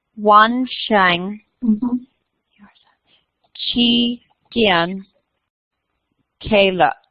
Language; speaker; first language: Chinese; non-native, learner; English